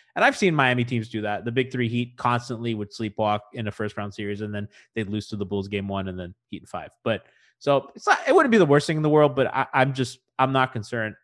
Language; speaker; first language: English; native; English